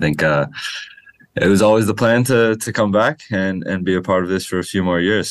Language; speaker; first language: English; native; English